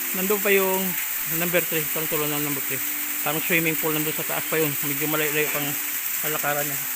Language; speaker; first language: Filipino; native; Filipino